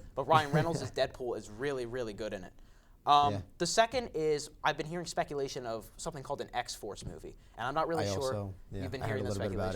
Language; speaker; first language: English; native; English